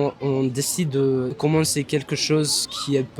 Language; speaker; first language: French; non-native, learner; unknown